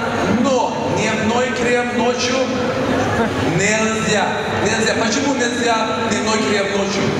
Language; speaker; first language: Russian; non-native, fluent; Swedish